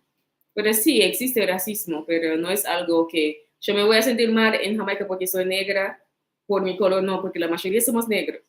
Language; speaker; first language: Spanish; non-native, fluent; English